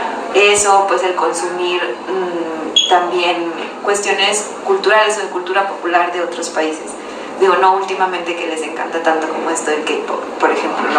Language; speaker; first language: Spanish; native; Spanish